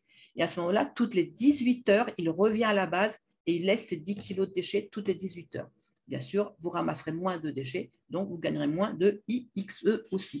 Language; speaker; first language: French; native; French